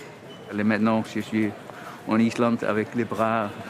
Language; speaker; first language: French; non-native, learner; Icelandic